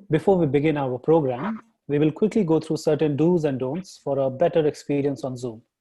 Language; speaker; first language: English; non-native, local second language; Hindi